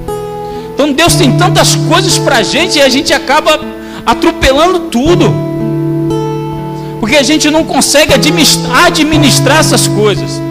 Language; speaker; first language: Portuguese; native; Portuguese